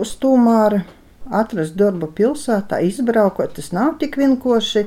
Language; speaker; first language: Latvian; native; Latvian